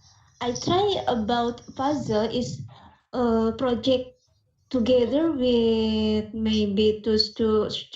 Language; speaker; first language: English; non-native, learner; Indonesian